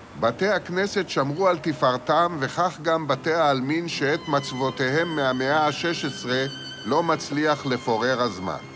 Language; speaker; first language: Hebrew; native; Hebrew